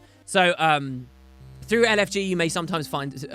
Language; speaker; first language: English; native; English